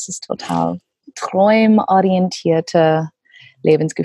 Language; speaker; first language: German; non-native, learner; English